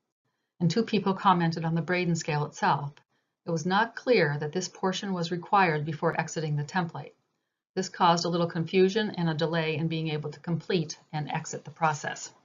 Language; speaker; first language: English; native; English